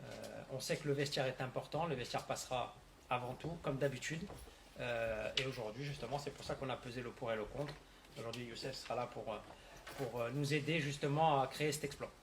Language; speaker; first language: French; native; French